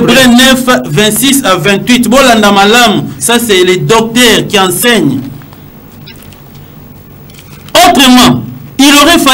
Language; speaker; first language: French; non-native, local second language; Lingala